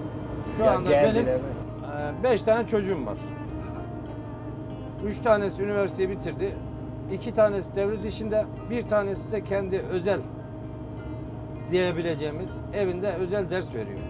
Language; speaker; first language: Turkish; native; Turkish